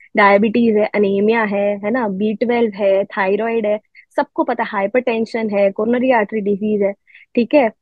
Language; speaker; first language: Hindi; non-native, local second language; Gujarati